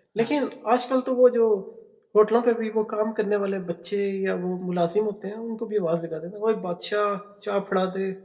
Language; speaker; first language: Urdu; native; Urdu